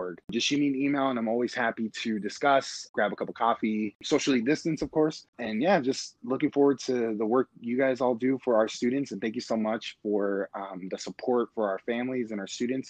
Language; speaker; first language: English; native; English